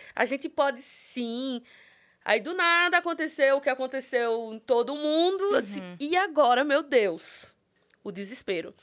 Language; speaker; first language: Portuguese; native; Portuguese